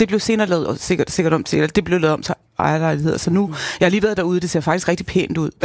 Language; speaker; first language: Danish; native; Danish